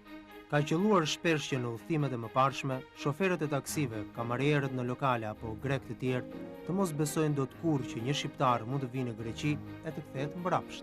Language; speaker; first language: Albanian; native; Albanian